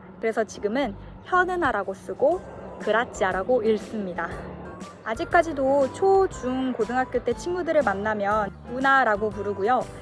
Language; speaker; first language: Korean; early bilingual, heritage; Korean